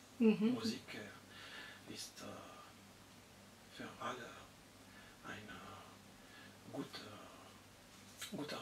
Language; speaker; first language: German; non-native, learner; Arabic